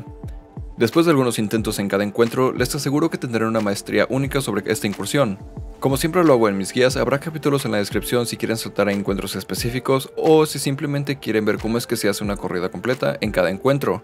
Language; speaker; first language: Spanish; native; Spanish